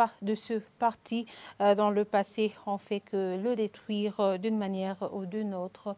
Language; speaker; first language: French; non-native, local second language; Rundi